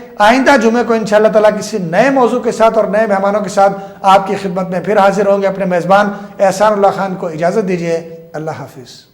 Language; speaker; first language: Urdu; non-native, local second language; Punjabi